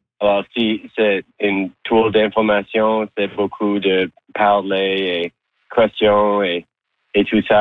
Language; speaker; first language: French; non-native, local second language; English